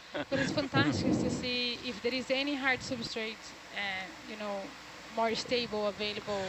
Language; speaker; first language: English; non-native, fluent; Portuguese